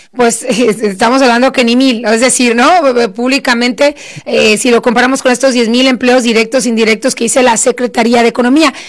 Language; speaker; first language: Spanish; native; Spanish